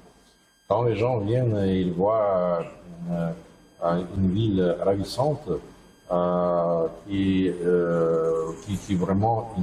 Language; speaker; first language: French; non-native, fluent; Russian